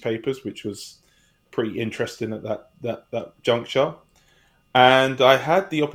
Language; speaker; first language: English; native; English